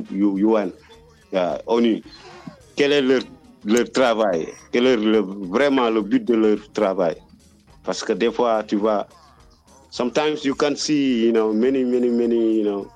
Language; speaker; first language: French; non-native, local second language; Wolof